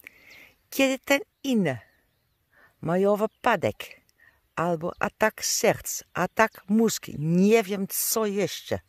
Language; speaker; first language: Polish; non-native, learner; Dutch